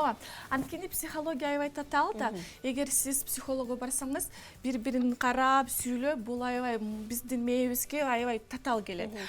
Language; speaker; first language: Kyrgyz; non-native, local second language; Russian